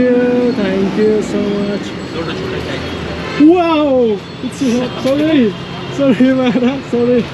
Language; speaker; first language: English; non-native, learner; Vietnamese